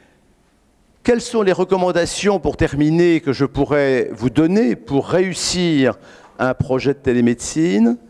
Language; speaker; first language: French; native; French